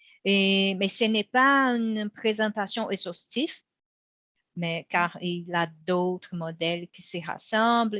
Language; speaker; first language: French; non-native, fluent; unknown